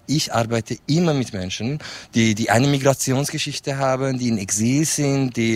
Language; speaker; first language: German; non-native, fluent; Kurdish